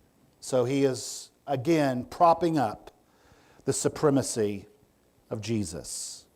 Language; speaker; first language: English; native; English